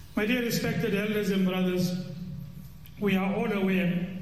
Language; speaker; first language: English; early bilingual, other home language; Urdu